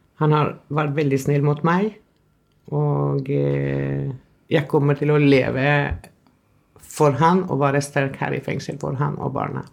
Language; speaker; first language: Norwegian; non-native, fluent; Albanian